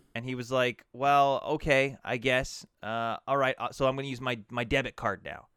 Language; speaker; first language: English; native; English